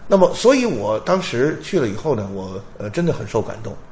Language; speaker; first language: Chinese; native; Chinese